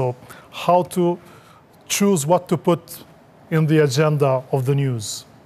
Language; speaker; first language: English; non-native, fluent; Albanian